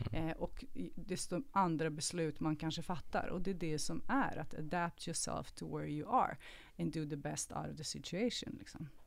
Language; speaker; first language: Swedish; early bilingual, other home language; Serbian